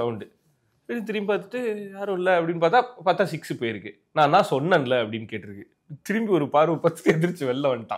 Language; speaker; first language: Tamil; native; Tamil